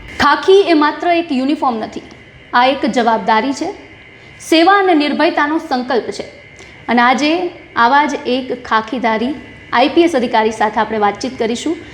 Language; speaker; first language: Gujarati; native; Gujarati